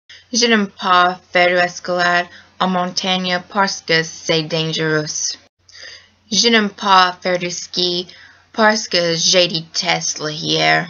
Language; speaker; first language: French; non-native, learner; English